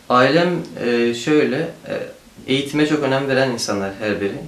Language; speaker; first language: Turkish; early bilingual, heritage; Turkish